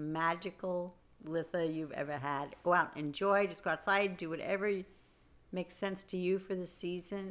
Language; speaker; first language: English; native; English